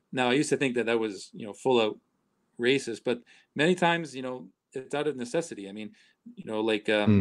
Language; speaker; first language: English; native; English